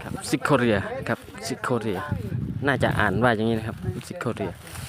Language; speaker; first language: Thai; native; Thai